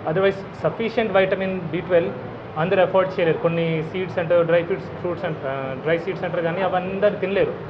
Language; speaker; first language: Telugu; non-native, local second language; Hindi